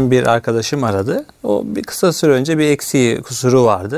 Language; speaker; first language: Turkish; native; Turkish